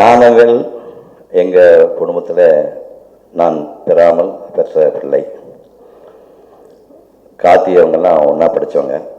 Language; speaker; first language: Tamil; native; Tamil